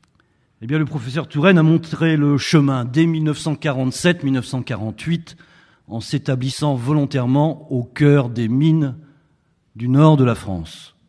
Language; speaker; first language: French; native; French